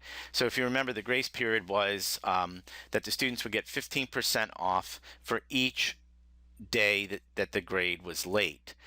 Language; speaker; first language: English; native; English